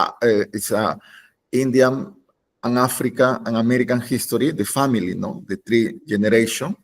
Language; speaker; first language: English; non-native, learner; Spanish